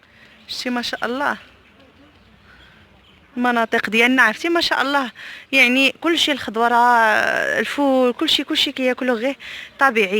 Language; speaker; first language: Arabic; native; Arabic